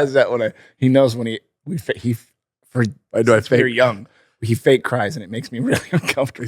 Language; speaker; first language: English; native; English